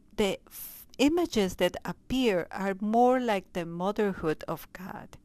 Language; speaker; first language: English; non-native, fluent; Spanish